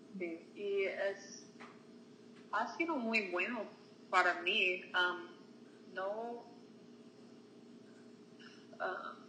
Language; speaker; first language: Spanish; non-native, learner; English